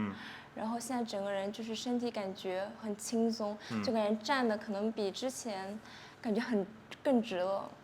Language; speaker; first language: Chinese; native; Chinese